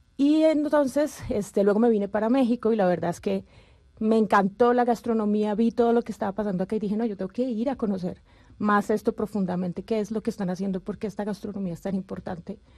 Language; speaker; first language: Spanish; native; Spanish